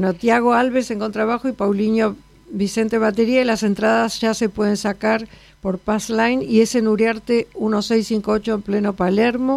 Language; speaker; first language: Spanish; native; Spanish